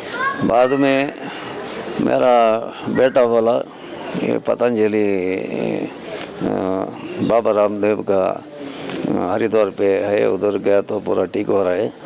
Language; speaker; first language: Hindi; non-native, local second language; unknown